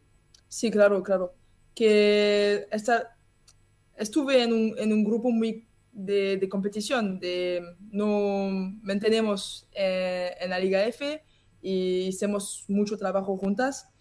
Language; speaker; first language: Spanish; non-native, learner; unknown